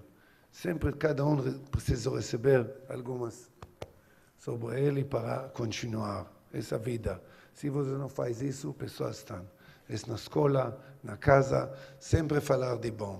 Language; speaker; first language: Portuguese; non-native, learner; Hebrew